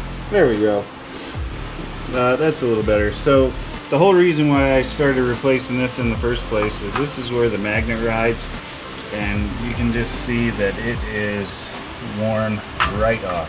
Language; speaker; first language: English; native; English